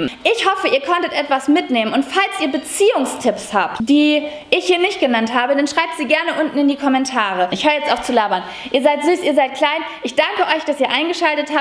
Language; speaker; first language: German; native; German